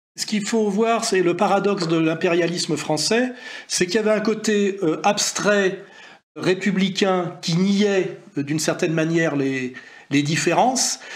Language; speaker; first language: French; native; French